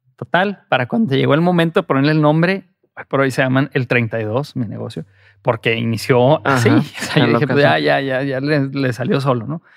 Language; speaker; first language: Spanish; native; Spanish